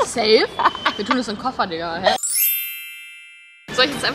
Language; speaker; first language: German; native; German